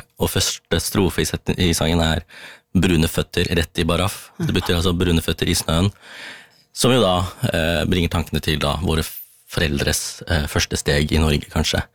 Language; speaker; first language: Norwegian; early bilingual, other home language; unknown